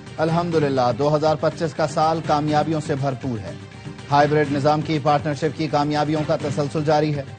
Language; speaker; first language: Urdu; native; Urdu